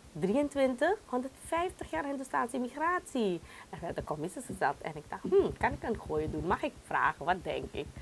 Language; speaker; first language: Dutch; non-native, local second language; Caribbean Hindustani